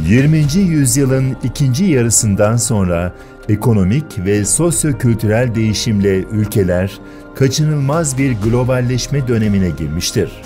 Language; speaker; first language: Turkish; native; Turkish